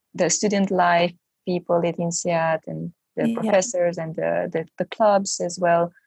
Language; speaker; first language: English; non-native, fluent; Romanian